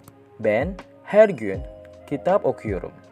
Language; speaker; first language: Turkish; non-native, fluent; Indonesian